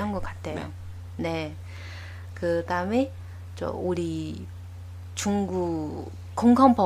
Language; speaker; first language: Korean; non-native, learner; Chinese